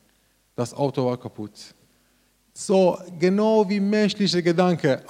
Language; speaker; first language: German; non-native, learner; Persian